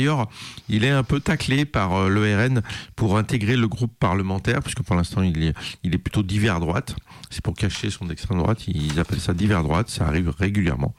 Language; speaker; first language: French; native; French